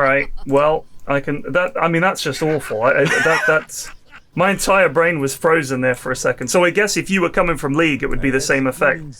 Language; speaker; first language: English; native; English